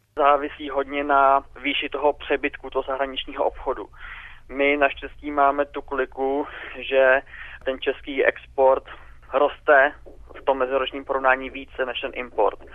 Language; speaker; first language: Czech; native; Czech